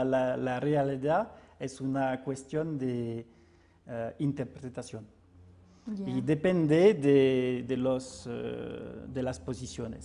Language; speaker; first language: Spanish; non-native, fluent; French